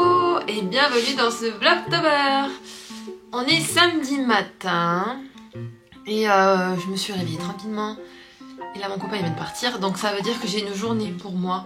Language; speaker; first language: French; native; French